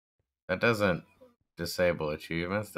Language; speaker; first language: English; native; English